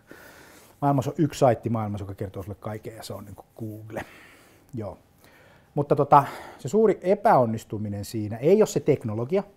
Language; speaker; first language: Finnish; native; Finnish